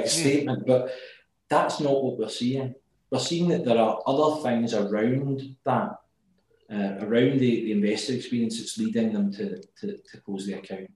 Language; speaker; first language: English; native; English